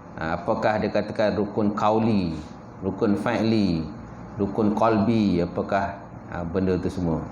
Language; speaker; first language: Malay; native; Malay